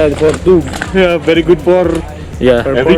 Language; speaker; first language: English; non-native, learner; Indonesian